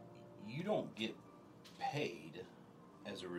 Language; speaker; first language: English; native; English